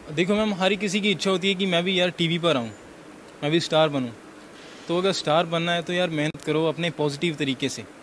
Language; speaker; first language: Hindi; native; Hindi